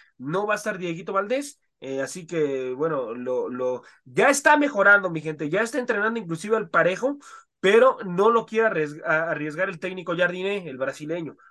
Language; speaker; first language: Spanish; native; Spanish